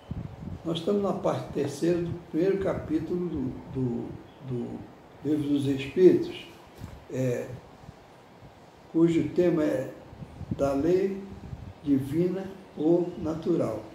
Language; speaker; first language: Portuguese; native; Portuguese